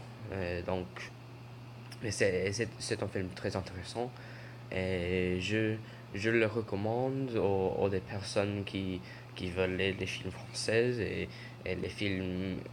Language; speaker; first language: French; non-native, learner; English